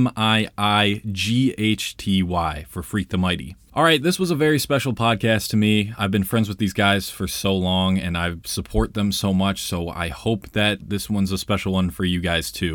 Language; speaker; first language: English; native; English